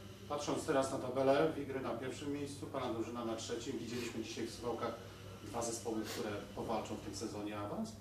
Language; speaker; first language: Polish; native; Polish